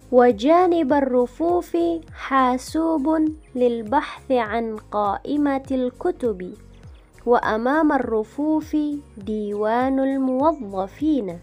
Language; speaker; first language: Arabic; non-native, learner; Indonesian